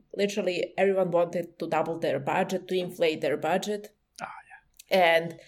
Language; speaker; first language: English; non-native, fluent; Serbian